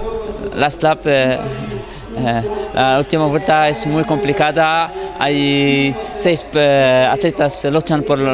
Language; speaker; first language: Spanish; non-native, fluent; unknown